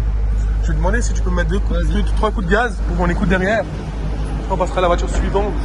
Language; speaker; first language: French; native; French